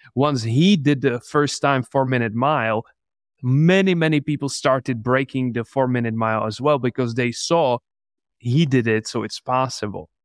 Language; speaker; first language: English; non-native, fluent; Czech